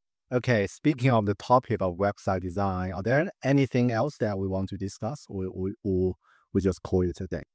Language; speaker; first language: English; non-native, fluent; Chinese